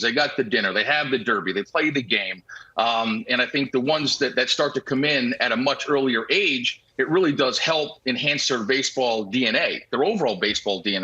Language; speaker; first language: English; native; English